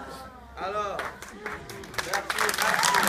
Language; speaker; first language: French; non-native, learner; English